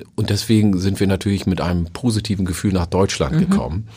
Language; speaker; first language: German; early bilingual, other home language; Oromo